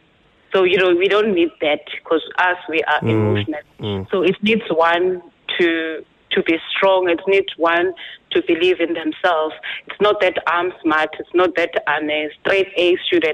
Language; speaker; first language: English; non-native, local second language; Zulu